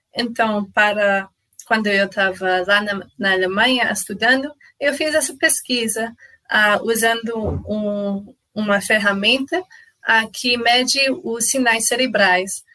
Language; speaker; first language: Portuguese; non-native, fluent; English